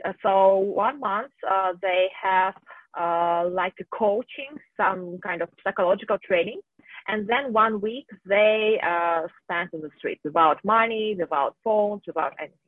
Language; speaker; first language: English; non-native, fluent; Russian